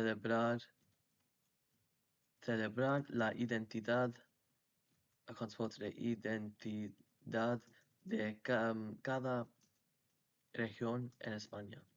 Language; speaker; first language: Spanish; non-native, learner; English